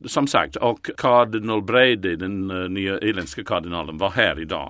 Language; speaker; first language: Swedish; non-native, fluent; English